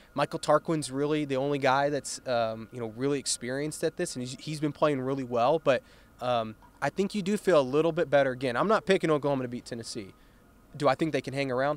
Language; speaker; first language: English; native; English